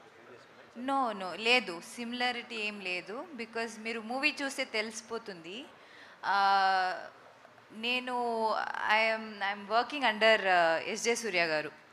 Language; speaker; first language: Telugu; non-native, fluent; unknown